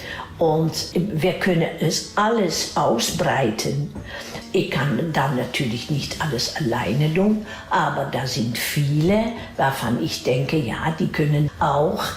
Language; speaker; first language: German; non-native, fluent; Dutch